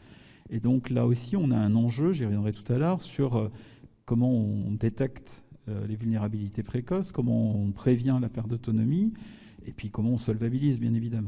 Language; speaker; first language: French; native; French